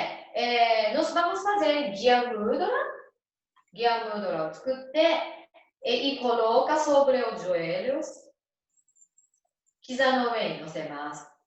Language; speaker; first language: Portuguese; non-native, learner; Japanese